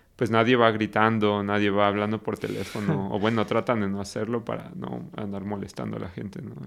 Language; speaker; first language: Spanish; native; Spanish